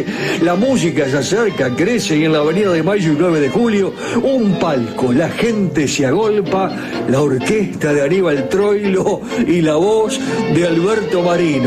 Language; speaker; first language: Spanish; native; Spanish